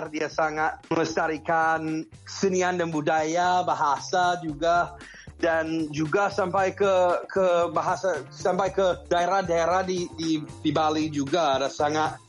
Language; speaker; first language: Indonesian; non-native, fluent; English